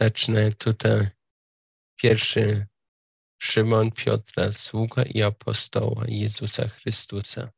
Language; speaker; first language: Polish; non-native, fluent; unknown